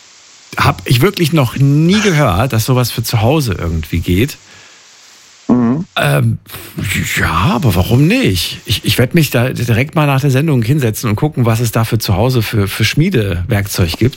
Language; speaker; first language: German; native; German